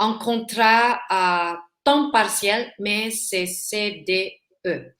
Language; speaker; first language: French; non-native, learner; Filipino